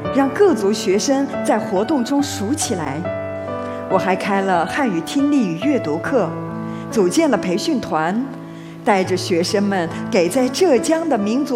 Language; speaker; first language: Chinese; non-native, local second language; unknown